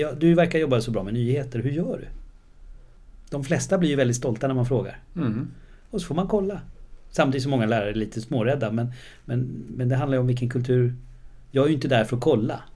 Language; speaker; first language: Swedish; native; Swedish